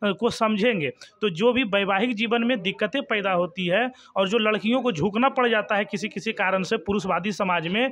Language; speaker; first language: Hindi; native; Hindi